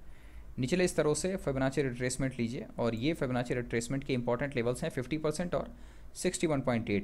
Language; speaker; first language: Hindi; native; Hindi